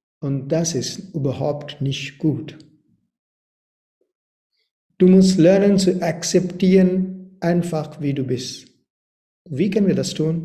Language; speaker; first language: German; non-native, learner; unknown